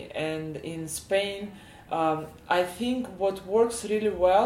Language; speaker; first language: English; non-native, fluent; Russian